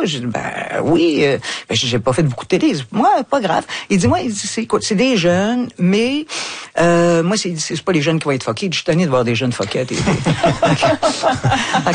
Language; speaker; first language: French; native; French